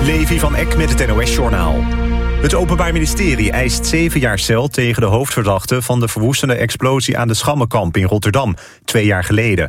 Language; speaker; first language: Dutch; native; Dutch